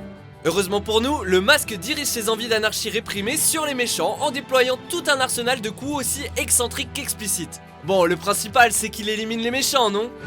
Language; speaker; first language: French; native; French